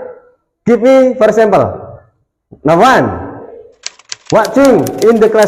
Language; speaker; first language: English; non-native, learner; Indonesian